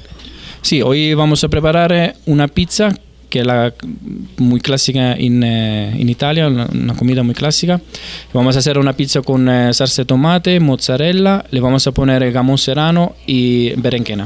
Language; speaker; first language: Spanish; non-native, fluent; Italian